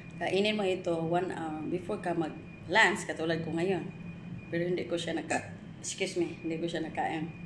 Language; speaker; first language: Filipino; non-native, local second language; Cebuano